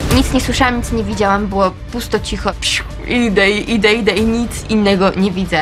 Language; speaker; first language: Polish; native; Polish